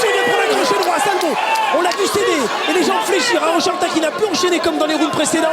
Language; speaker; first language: French; native; French